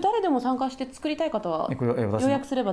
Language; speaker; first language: Japanese; native; Japanese